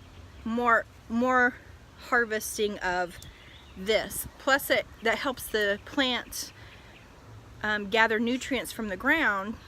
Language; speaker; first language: English; native; English